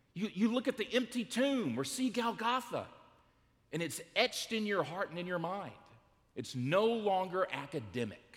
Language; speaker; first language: English; native; English